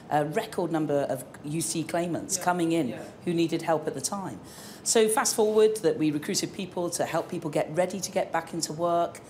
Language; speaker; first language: English; native; English